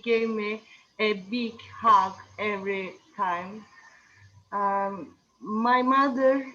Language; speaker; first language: English; non-native, learner; Turkish